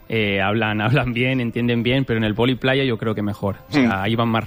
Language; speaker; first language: Spanish; native; Spanish